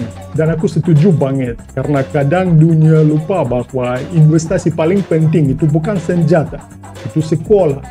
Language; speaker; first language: Indonesian; non-native, fluent; Russian